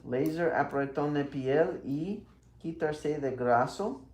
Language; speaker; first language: Spanish; non-native, learner; English